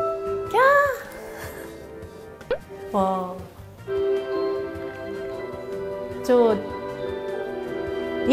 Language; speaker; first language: Korean; non-native, learner; Japanese